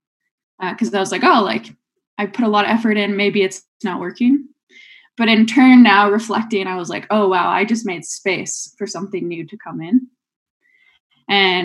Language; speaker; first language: English; native; English